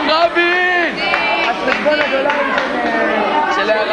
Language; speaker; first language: Hebrew; native; Hebrew